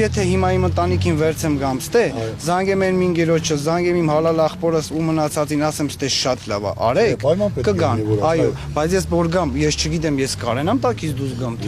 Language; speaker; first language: Armenian; non-native, local second language; Kurdish